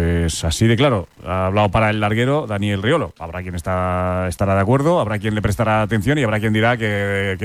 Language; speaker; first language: Spanish; native; Spanish